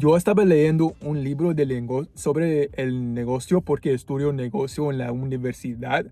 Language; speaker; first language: Spanish; early bilingual, heritage; English